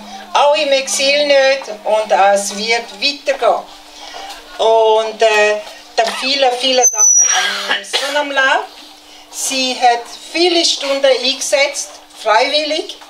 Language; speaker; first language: German; non-native, fluent; Tibetan